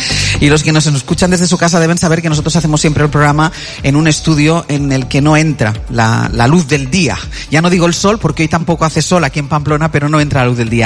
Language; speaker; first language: Spanish; native; Spanish